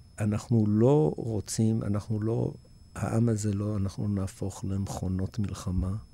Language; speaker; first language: Hebrew; early bilingual, other home language; English